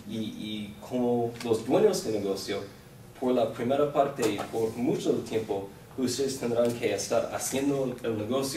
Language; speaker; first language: Spanish; non-native, fluent; English